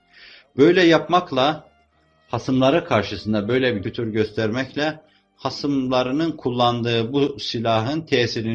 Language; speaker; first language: Turkish; native; Turkish